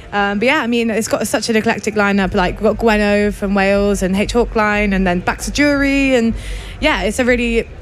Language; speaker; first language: English; native; English